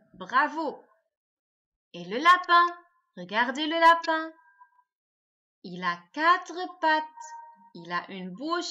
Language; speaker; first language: French; non-native, local second language; Arabic